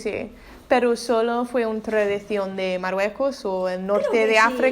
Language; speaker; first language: Spanish; non-native, learner; English